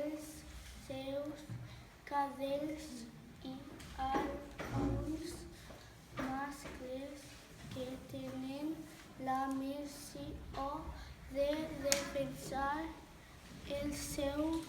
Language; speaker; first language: Catalan; non-native, local second language; Spanish